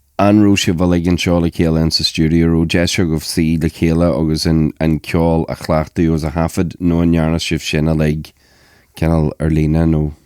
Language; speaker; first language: Irish; native; Irish